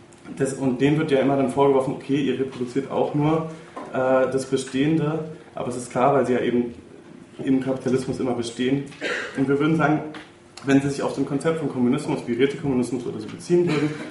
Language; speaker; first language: German; native; German